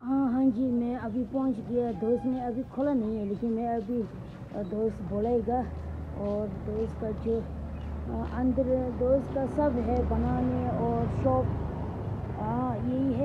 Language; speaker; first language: Hindi; non-native, local second language; Tibetan